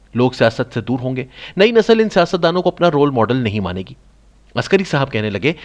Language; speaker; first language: Urdu; non-native, local second language; Saraiki